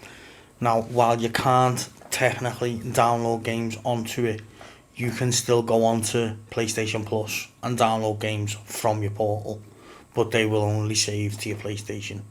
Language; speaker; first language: English; native; English